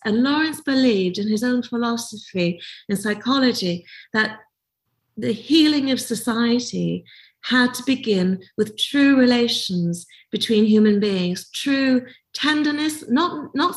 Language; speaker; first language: English; native; English